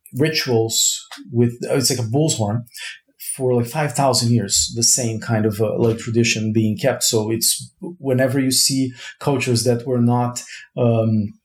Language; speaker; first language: English; non-native, fluent; Portuguese